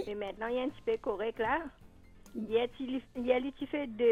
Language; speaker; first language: French; non-native, local second language; Morisyen